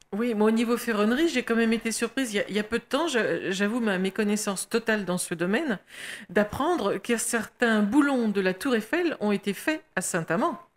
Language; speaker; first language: French; native; French